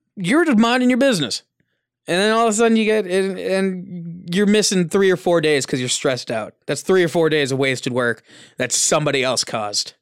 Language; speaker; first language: English; early bilingual, other home language; Italian